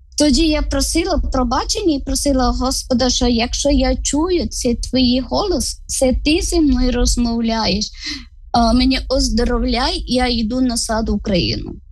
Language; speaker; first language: Ukrainian; non-native, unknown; Malayalam